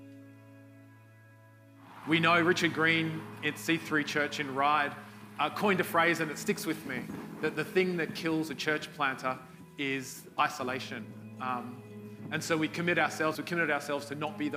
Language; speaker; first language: English; native; English